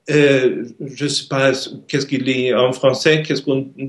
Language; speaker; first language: French; non-native, learner; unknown